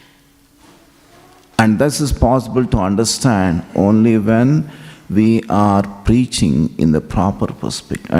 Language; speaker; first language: English; non-native, local second language; Telugu